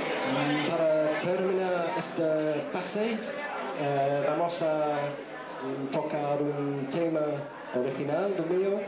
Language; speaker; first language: Spanish; non-native, learner; English